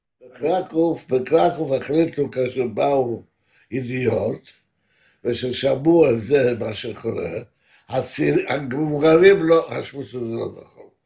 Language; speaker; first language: Hebrew; non-native, fluent; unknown